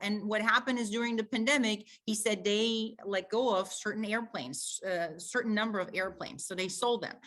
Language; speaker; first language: English; non-native, fluent; Turkish